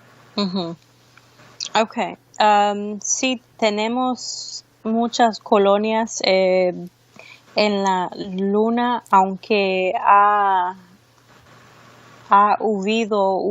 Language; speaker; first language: Spanish; early bilingual, heritage; Spanish